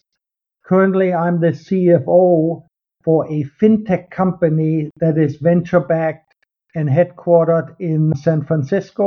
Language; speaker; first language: English; non-native, fluent; German